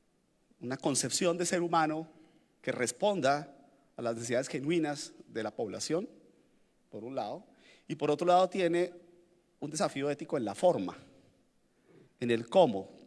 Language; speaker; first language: Spanish; native; Spanish